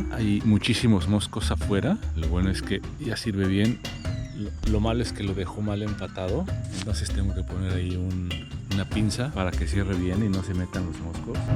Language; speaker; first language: Spanish; native; Spanish